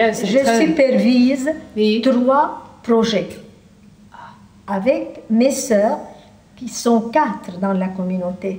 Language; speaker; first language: French; non-native, local second language; Arabic